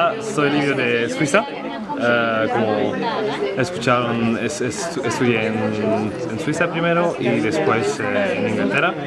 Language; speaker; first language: Spanish; non-native, fluent; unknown